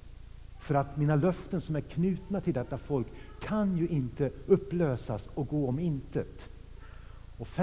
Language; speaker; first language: Swedish; native; Swedish